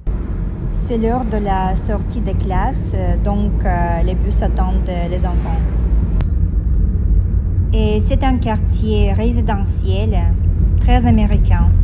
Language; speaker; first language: French; non-native, fluent; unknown